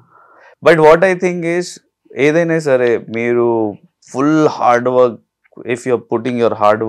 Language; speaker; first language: Telugu; non-native, learner; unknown